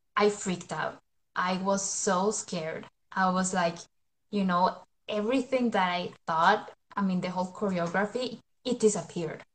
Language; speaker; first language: English; non-native, fluent; Spanish